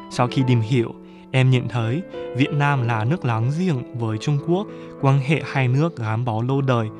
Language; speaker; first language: Vietnamese; non-native, fluent; Chinese